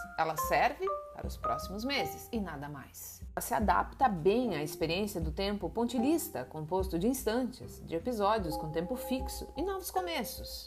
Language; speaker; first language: Portuguese; native; Portuguese